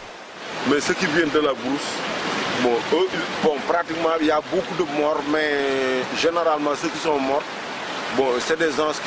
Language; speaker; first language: French; non-native, local second language; Wolof